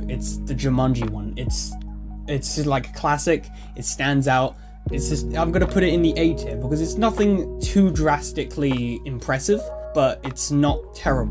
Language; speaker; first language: English; native; English